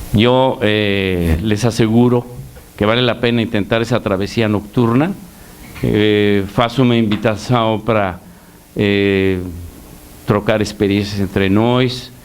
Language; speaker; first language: Portuguese; non-native, learner; Spanish